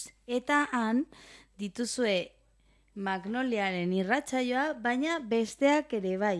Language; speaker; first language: Basque; non-native, local second language; Spanish